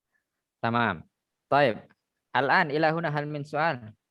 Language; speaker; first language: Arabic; non-native, fluent; Indonesian